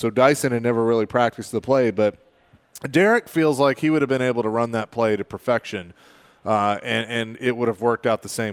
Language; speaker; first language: English; native; English